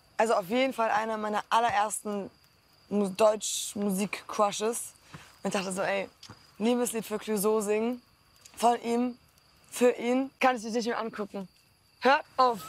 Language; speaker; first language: German; early bilingual, other home language; Polish